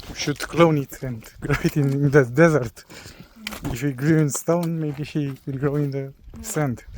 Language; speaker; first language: English; non-native, learner; Romanian